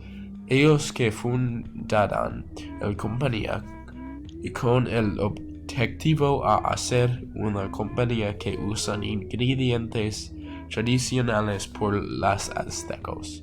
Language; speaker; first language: Spanish; non-native, learner; English